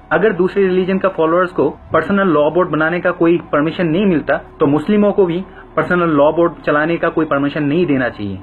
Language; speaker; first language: Hindi; non-native, fluent; Bangla